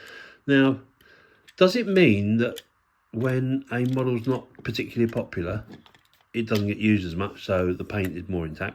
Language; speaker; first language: English; native; English